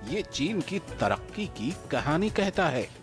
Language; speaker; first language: Hindi; native; Hindi